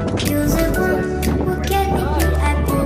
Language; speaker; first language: English; non-native, learner; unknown